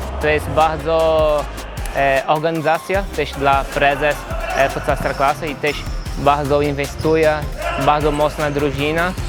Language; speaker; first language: Polish; non-native, learner; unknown